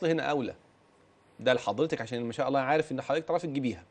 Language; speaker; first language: Arabic; native; Arabic